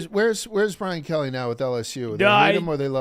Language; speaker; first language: English; native; English